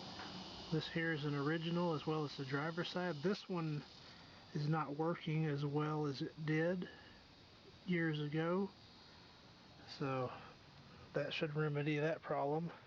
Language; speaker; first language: English; native; English